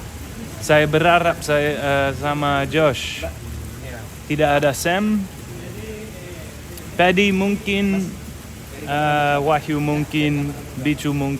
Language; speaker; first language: Indonesian; non-native, learner; English